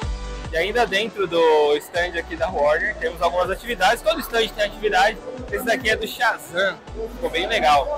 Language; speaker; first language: Portuguese; native; Portuguese